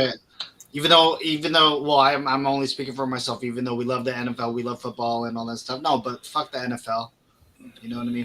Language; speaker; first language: English; native; English